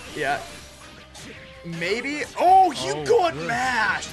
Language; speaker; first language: English; native; English